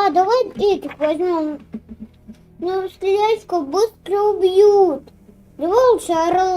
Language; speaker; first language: Russian; native; Russian